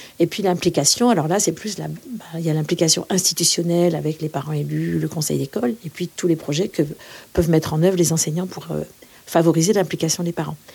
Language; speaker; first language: French; native; French